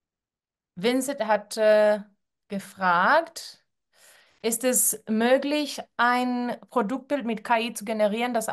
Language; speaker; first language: German; non-native, fluent; Spanish